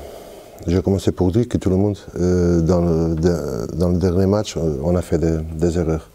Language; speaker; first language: French; non-native, fluent; Portuguese